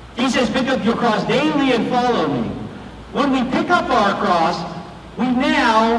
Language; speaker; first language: English; native; English